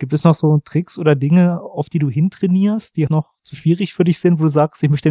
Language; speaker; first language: German; native; German